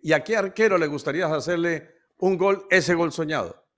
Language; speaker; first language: Spanish; native; Spanish